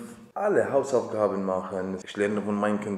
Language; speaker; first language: German; non-native, learner; Arabic